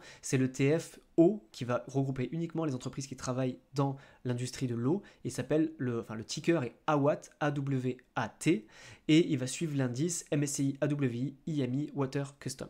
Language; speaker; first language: French; native; French